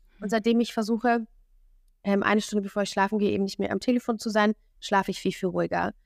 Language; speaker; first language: German; native; German